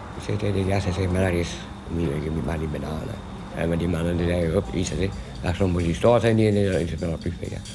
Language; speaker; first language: Dutch; native; Dutch